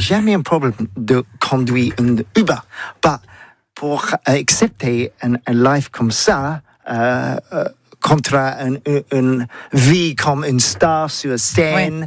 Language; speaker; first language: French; non-native, learner; English